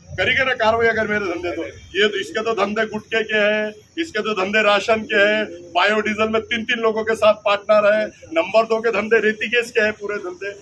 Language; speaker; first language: Hindi; non-native, local second language; Urdu